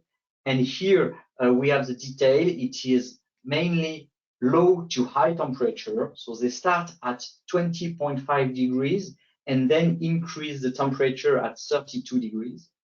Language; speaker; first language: English; non-native, fluent; French